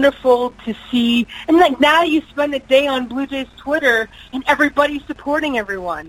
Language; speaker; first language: English; native; English